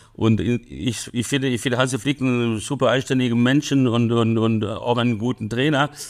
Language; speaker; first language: German; early bilingual, other home language; Hungarian